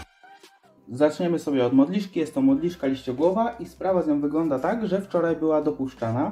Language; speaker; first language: Polish; native; Polish